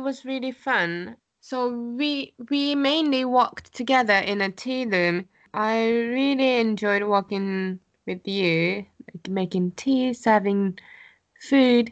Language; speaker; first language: English; non-native, fluent; Japanese